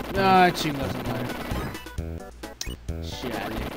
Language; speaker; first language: Spanish; native; Spanish